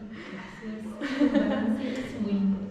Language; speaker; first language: Spanish; non-native, fluent; Japanese